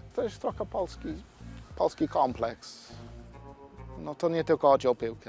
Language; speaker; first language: Polish; non-native, fluent; English